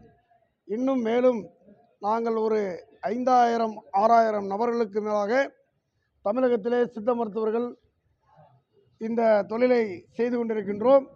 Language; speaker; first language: Tamil; native; Tamil